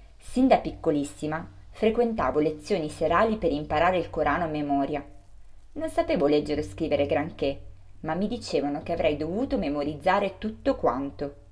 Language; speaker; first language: Italian; early bilingual, other home language; Urdu